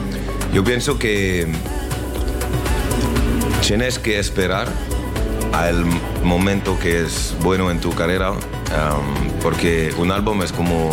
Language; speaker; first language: Spanish; non-native, learner; French